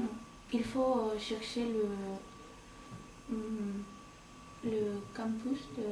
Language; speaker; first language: French; non-native, learner; Spanish